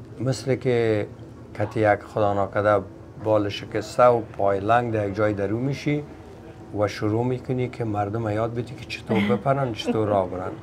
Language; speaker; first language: Persian; native; Persian